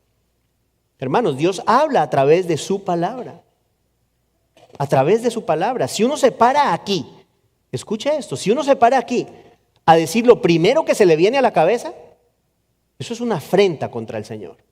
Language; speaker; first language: Spanish; native; Spanish